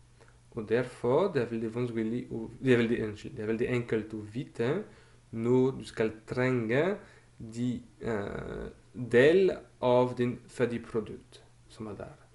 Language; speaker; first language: Norwegian; non-native, fluent; French